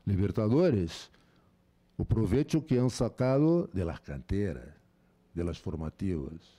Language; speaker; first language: Spanish; non-native, fluent; Portuguese